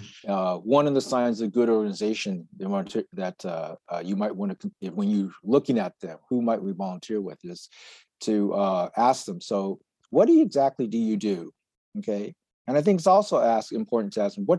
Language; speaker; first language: English; native; English